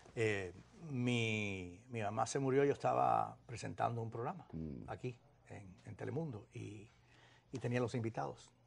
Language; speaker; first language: Spanish; early bilingual, heritage; Spanish